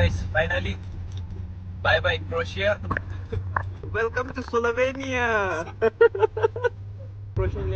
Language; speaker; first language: English; non-native, learner; Nepali